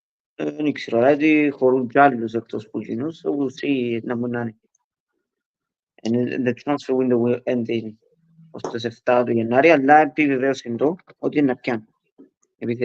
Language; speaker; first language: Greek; early bilingual, heritage; Greek